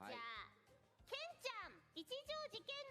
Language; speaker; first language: Japanese; native; Japanese